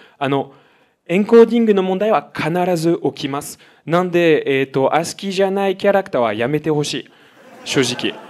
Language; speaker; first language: Japanese; non-native, fluent; French